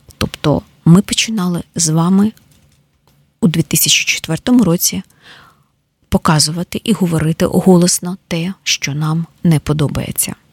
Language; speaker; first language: Ukrainian; native; Ukrainian